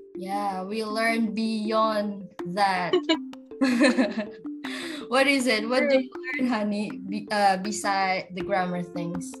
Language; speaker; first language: English; non-native, fluent; Indonesian